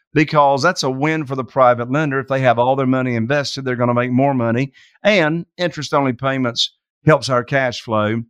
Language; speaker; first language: English; native; English